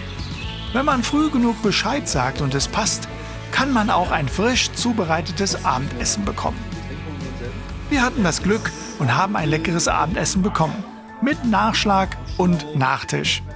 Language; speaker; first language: German; native; German